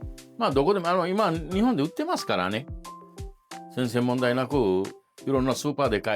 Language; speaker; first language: Japanese; non-native, fluent; Italian